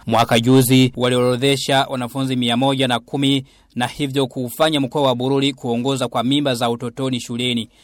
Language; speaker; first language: Swahili; non-native, local second language; Rundi